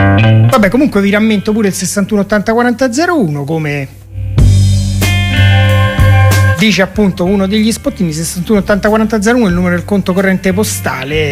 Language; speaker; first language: Italian; native; Italian